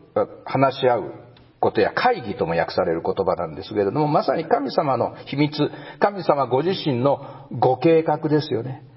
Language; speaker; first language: Japanese; native; Japanese